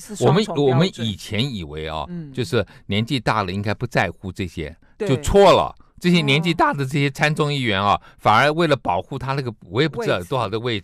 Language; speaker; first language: Chinese; native; Chinese